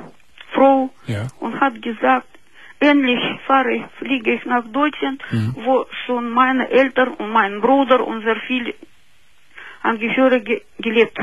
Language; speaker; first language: German; non-native, fluent; Russian